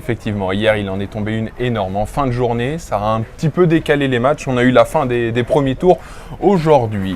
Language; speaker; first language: French; native; French